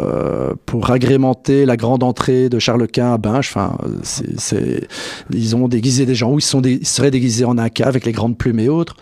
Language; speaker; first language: French; native; French